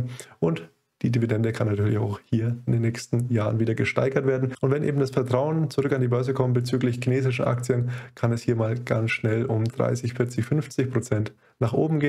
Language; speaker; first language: German; native; German